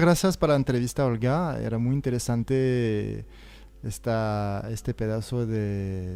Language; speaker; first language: Spanish; non-native, fluent; French